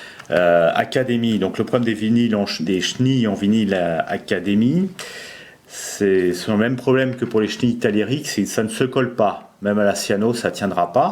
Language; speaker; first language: French; native; French